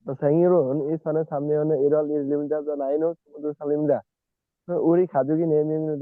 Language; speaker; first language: Korean; non-native, learner; Bangla